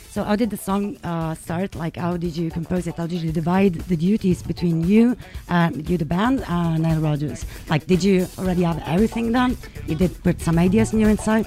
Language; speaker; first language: English; non-native, fluent; Italian